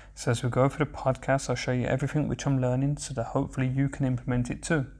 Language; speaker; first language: English; native; English